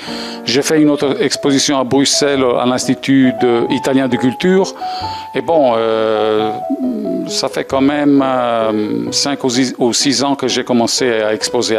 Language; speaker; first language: French; non-native, fluent; Italian